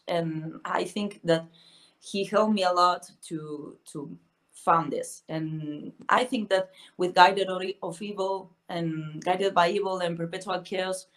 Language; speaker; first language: English; non-native, fluent; Spanish